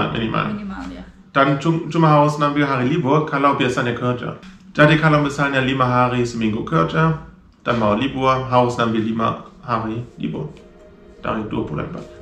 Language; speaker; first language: Indonesian; non-native, learner; German